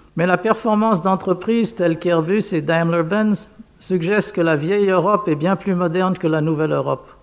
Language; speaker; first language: French; non-native, fluent; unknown